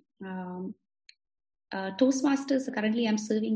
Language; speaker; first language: English; non-native, local second language; Malayalam